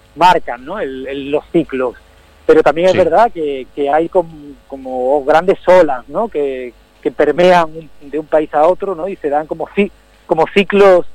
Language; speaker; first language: Spanish; native; Spanish